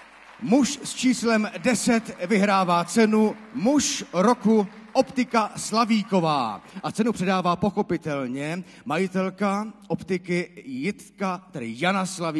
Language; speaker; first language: Czech; native; Czech